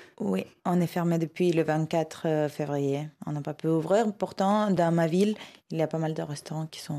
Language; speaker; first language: French; non-native, fluent; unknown